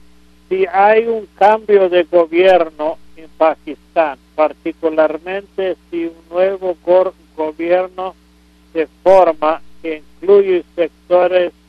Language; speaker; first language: Spanish; non-native, fluent; English